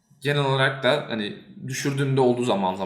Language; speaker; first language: Turkish; native; Turkish